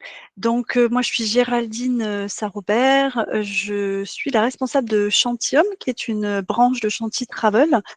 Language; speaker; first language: French; native; French